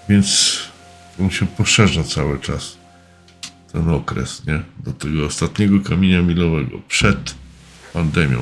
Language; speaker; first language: Polish; native; Polish